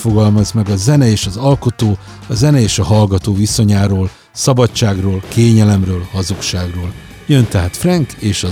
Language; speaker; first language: Hungarian; native; Hungarian